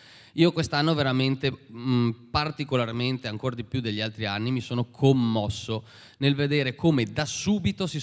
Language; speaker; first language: Italian; native; Italian